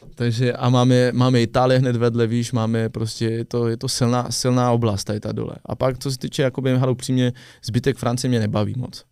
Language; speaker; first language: Czech; non-native, fluent; French